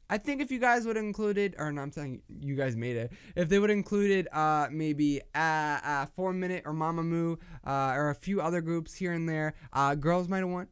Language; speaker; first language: English; native; English